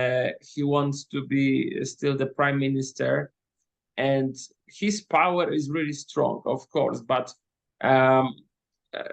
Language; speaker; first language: English; non-native, fluent; Polish